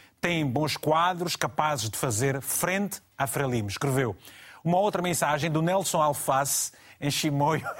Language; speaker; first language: Portuguese; native; Portuguese